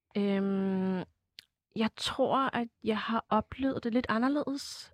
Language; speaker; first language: Danish; early bilingual, other home language; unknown